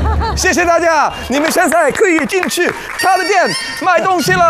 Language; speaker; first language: Chinese; non-native, learner; Swedish